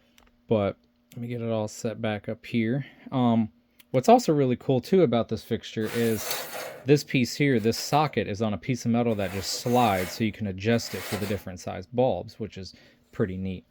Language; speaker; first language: English; native; English